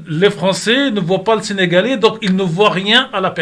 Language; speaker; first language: French; native; French